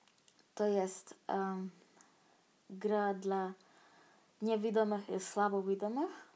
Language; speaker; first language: Polish; non-native, learner; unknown